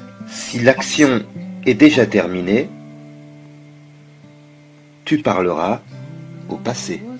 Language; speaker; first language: French; non-native, fluent; Kazakh